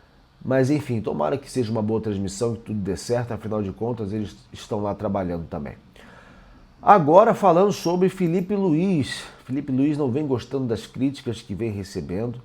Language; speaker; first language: Portuguese; native; Portuguese